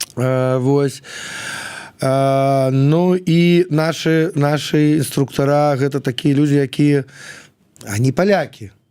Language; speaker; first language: Belarusian; non-native, local second language; Russian